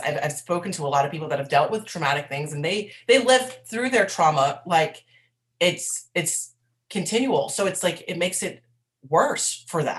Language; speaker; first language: English; native; English